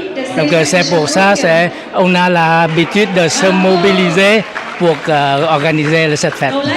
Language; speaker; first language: French; non-native, fluent; Vietnamese